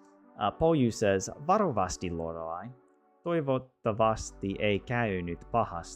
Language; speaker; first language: Finnish; non-native, learner; English